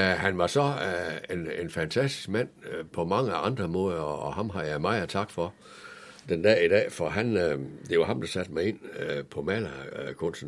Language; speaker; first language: Danish; native; Danish